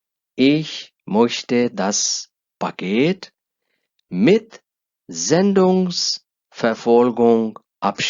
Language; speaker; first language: German; non-native, fluent; Urdu